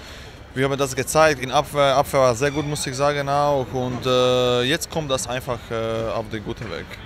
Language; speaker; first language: German; non-native, learner; Croatian